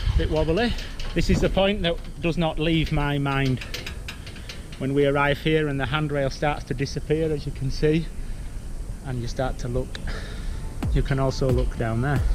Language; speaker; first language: English; native; English